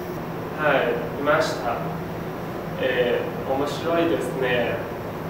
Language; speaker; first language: Japanese; non-native, learner; English